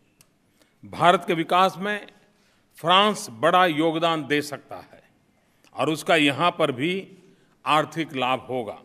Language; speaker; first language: Hindi; non-native, local second language; Gujarati